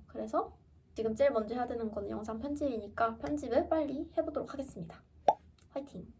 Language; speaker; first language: Korean; native; Korean